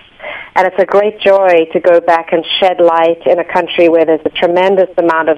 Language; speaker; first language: English; native; English